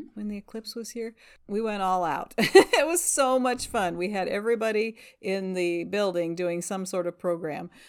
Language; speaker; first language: English; native; English